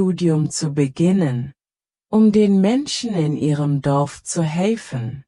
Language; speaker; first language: German; native; German